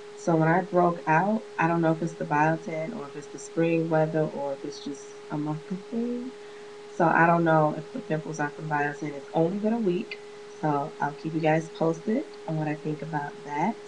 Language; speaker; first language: English; native; English